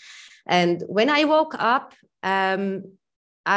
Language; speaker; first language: English; non-native, fluent; German